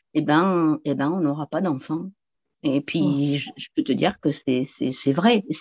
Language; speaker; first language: French; native; French